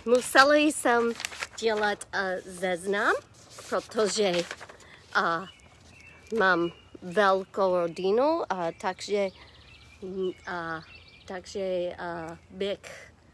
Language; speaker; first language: Czech; non-native, learner; English